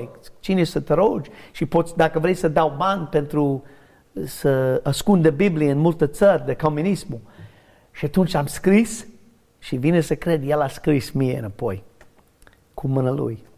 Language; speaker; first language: Romanian; non-native, learner; English